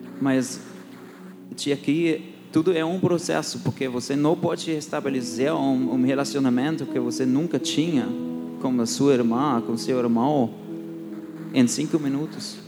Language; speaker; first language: Portuguese; non-native, fluent; German